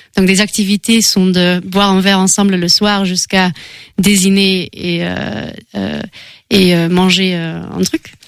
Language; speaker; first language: French; non-native, fluent; Dutch